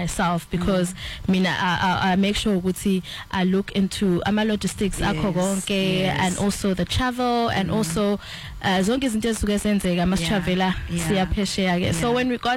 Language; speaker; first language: English; non-native, local second language; Zulu